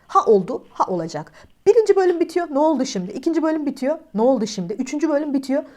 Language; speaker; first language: Turkish; native; Turkish